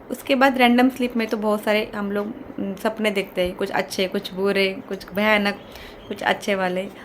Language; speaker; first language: Hindi; non-native, local second language; Kannada